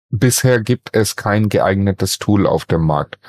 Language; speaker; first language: German; non-native, fluent; Bangla